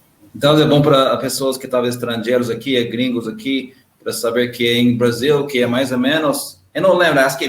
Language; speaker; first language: Portuguese; non-native, learner; English